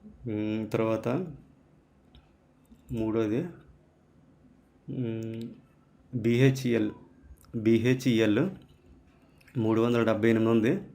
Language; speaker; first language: Telugu; native; Telugu